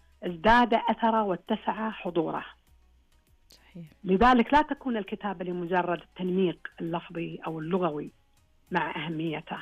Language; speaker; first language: Arabic; native; Arabic